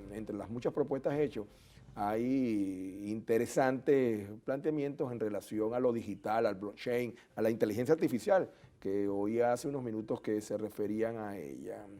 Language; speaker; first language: Spanish; native; Spanish